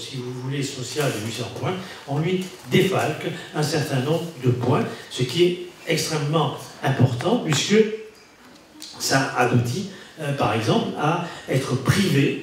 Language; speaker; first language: French; native; French